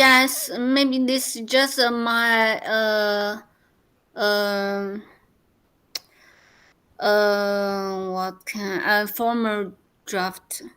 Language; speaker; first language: English; non-native, learner; Chinese